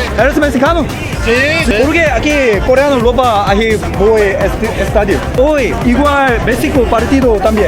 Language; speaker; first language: Spanish; non-native, learner; Korean